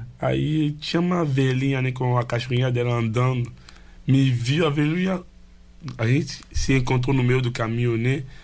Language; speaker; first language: Portuguese; non-native, fluent; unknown